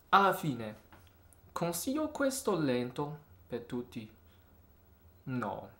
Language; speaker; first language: Italian; non-native, learner; English